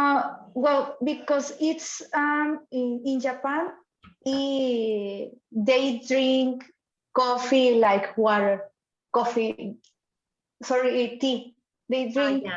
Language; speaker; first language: English; non-native, fluent; Spanish